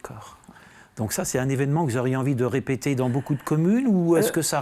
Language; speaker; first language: French; native; French